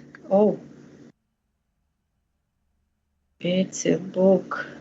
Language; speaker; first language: English; non-native, learner; Spanish